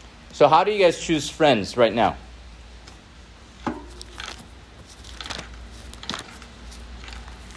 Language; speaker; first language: English; non-native, local second language; Filipino